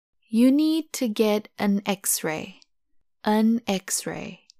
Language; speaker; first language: English; non-native, fluent; Indonesian